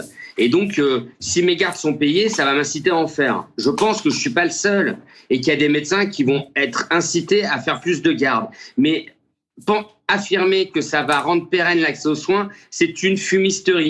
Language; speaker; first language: French; native; French